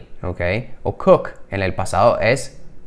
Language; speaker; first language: Spanish; non-native, fluent; English